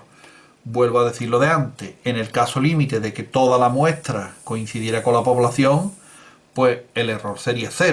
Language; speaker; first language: Spanish; native; Spanish